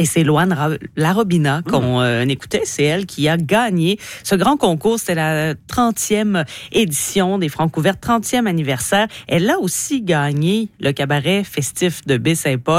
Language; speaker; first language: French; native; French